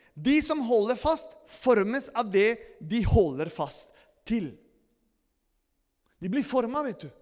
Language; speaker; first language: Norwegian; non-native, fluent; Spanish